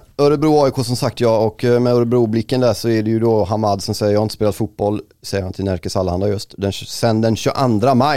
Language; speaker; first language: Swedish; native; Swedish